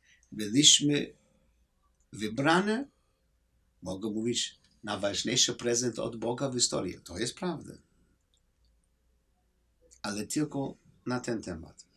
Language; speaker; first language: Polish; non-native, learner; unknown